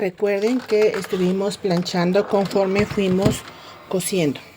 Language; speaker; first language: Spanish; native; Spanish